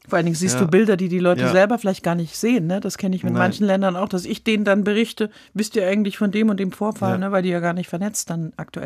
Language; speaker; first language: German; native; German